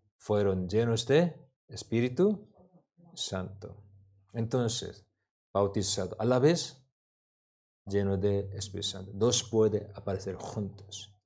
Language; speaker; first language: Spanish; non-native, learner; Korean